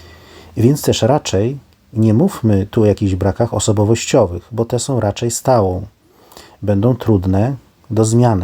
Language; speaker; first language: Polish; native; Polish